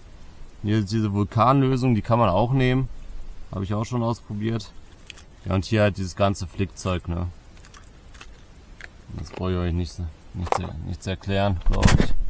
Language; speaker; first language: German; native; German